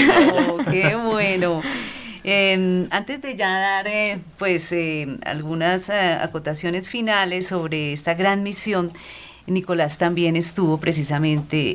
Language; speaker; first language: Spanish; native; Spanish